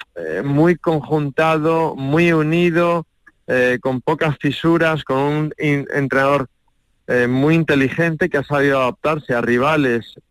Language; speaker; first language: Spanish; non-native, fluent; French